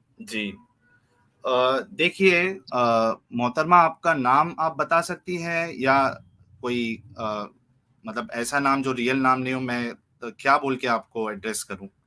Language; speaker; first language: Hindi; native; Hindi